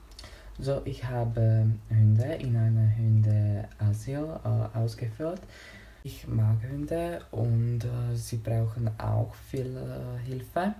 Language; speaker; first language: German; non-native, learner; Slovak